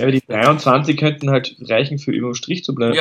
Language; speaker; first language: German; native; German